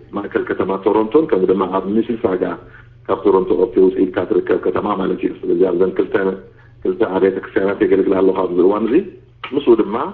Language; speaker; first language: Tigrinya; native; Tigrinya